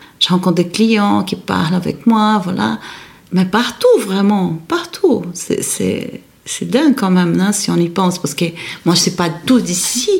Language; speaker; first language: French; non-native, fluent; Portuguese